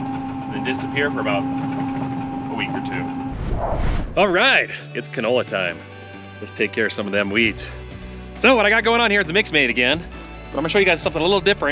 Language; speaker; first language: English; native; English